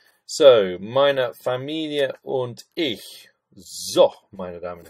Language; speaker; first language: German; non-native, fluent; English